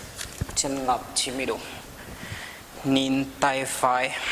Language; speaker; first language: Vietnamese; non-native, learner; Hindi